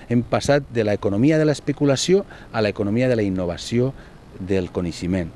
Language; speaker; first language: Catalan; native; Catalan